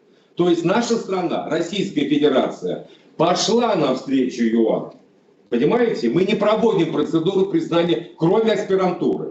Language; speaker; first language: Russian; native; Russian